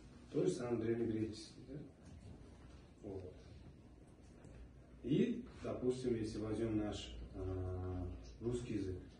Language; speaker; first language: Russian; non-native, local second language; Uzbek